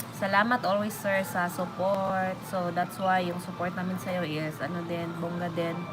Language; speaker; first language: Filipino; non-native, local second language; Waray